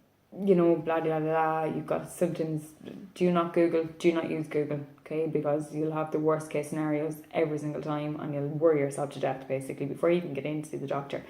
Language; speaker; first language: English; native; English